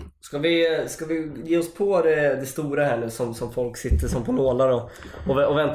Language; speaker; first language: Swedish; native; Swedish